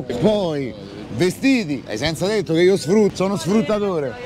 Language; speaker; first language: Italian; native; Italian